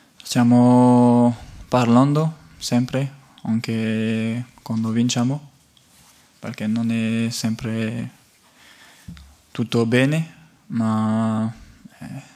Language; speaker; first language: Italian; non-native, fluent; French